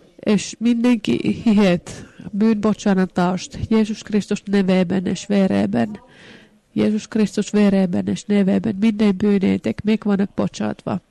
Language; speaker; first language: Hungarian; non-native, fluent; Finnish